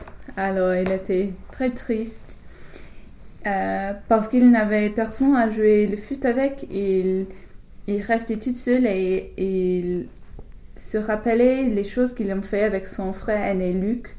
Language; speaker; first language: French; non-native, learner; English